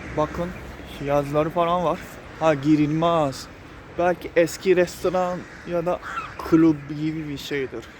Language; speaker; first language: Turkish; non-native, fluent; Japanese